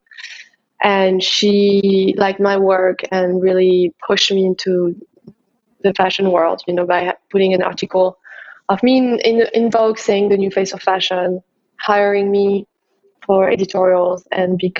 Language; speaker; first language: English; non-native, fluent; French